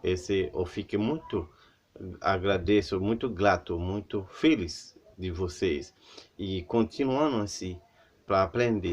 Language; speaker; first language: Portuguese; non-native, learner; Haitian Creole